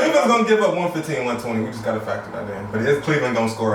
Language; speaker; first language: English; native; English